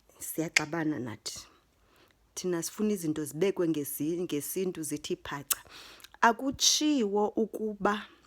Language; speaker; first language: Zulu; non-native, local second language; Xhosa